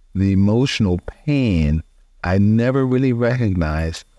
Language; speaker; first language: English; native; English